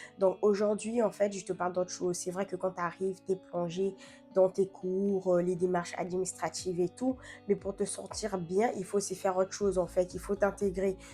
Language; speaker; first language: French; non-native, fluent; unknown